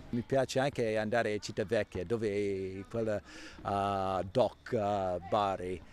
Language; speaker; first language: Italian; non-native, fluent; English